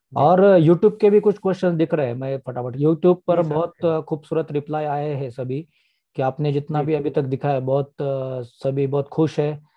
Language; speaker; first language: Hindi; non-native, local second language; Marathi